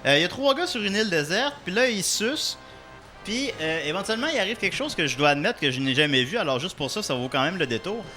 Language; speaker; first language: French; native; French